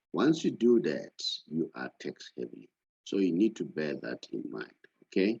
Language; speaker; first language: English; non-native, local second language; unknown